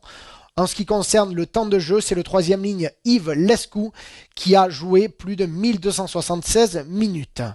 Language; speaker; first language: French; native; French